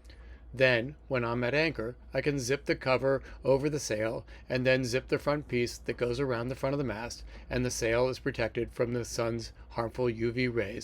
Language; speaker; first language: English; native; English